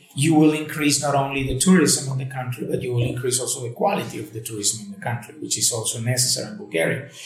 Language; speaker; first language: English; native; English